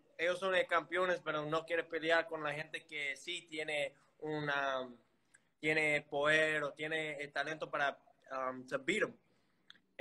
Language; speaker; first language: Spanish; early bilingual, heritage; English